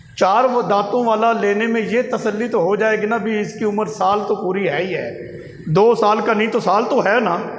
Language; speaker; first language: Urdu; non-native, local second language; Punjabi